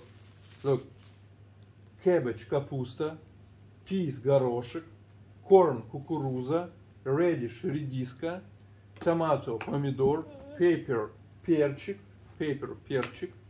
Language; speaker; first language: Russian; non-native, learner; English